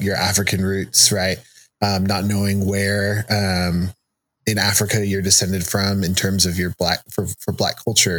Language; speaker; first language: English; early bilingual, other home language; Spanish